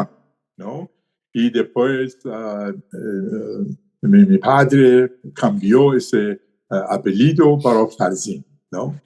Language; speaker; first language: Portuguese; non-native, learner; Persian